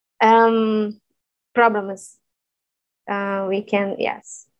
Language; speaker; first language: English; non-native, learner; Portuguese